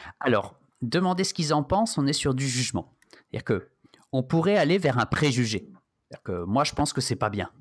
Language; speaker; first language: French; native; French